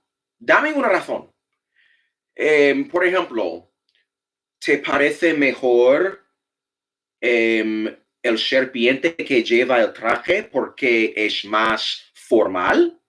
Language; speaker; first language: Spanish; non-native, fluent; English